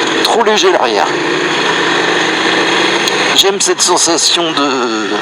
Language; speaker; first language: French; native; French